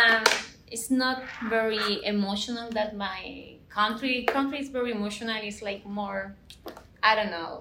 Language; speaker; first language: English; non-native, learner; Spanish